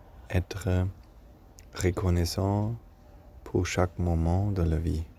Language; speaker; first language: French; non-native, learner; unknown